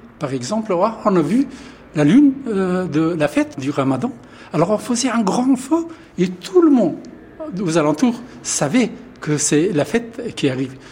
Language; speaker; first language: French; non-native, fluent; Pashto